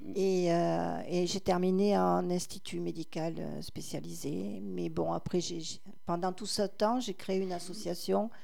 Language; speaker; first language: French; native; French